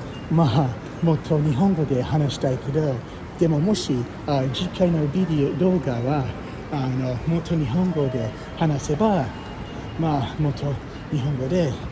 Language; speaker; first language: Japanese; non-native, learner; English